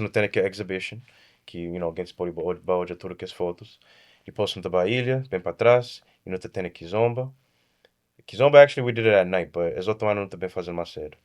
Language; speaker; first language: Portuguese; early bilingual, heritage; Kabuverdianu